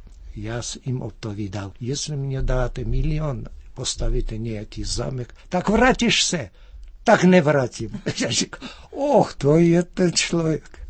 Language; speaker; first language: Czech; early bilingual, heritage; Czech